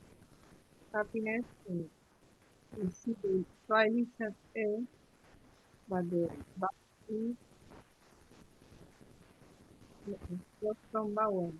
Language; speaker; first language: English; non-native, learner; Spanish